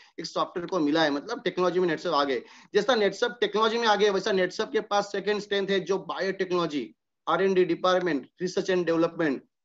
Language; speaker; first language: Hindi; non-native, local second language; Marathi